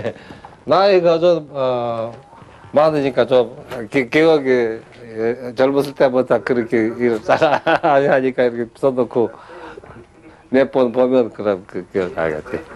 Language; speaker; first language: Korean; early bilingual, heritage; Korean